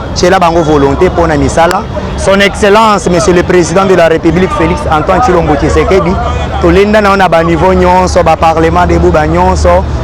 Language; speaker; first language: Lingala; native; Lingala